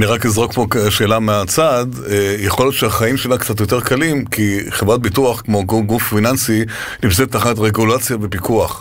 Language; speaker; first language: Hebrew; native; Hebrew